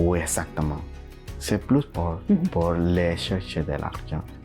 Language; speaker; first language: French; non-native, learner; Spanish